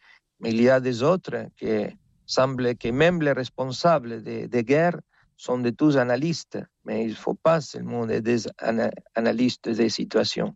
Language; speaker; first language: French; non-native, fluent; Spanish